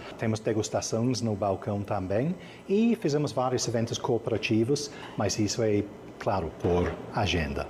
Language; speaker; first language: Portuguese; non-native, fluent; English